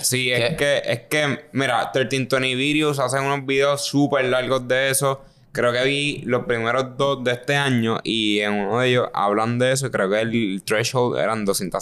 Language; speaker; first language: Spanish; native; Spanish